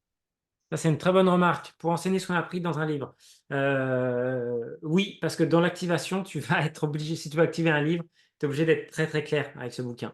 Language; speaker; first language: French; native; French